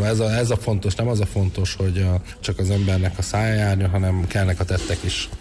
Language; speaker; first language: Hungarian; non-native, local second language; Romany